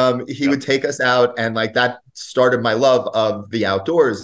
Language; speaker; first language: English; native; English